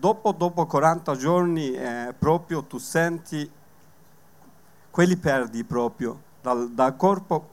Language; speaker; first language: Italian; non-native, learner; Kurdish